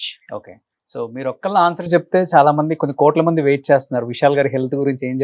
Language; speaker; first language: Telugu; native; Telugu